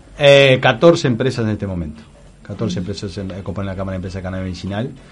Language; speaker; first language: Spanish; native; Spanish